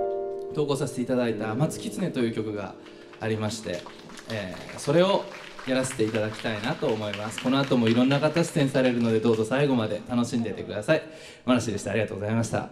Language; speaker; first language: Japanese; native; Japanese